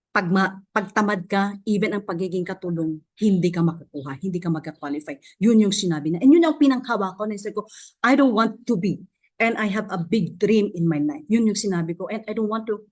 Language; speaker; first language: Filipino; non-native, local second language; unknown